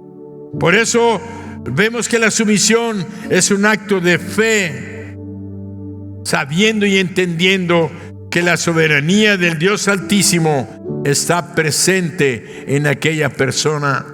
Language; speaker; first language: Spanish; native; Spanish